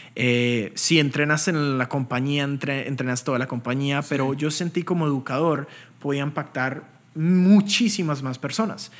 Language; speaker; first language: Spanish; early bilingual, heritage; Spanish